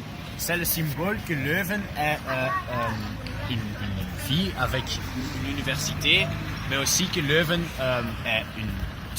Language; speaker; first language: French; non-native, learner; Dutch